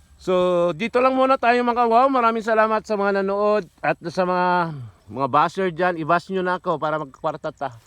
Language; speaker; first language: Filipino; non-native, local second language; Cebuano